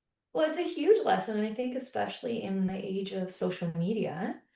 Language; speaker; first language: English; native; English